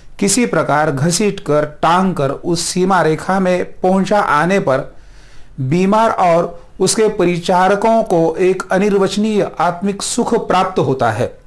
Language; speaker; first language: Hindi; non-native, local second language; Marathi